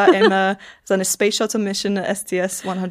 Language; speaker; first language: German; non-native, local second language; French